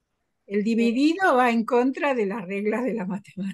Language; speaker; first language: Spanish; native; Spanish